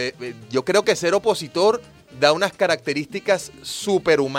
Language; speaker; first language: Spanish; native; Spanish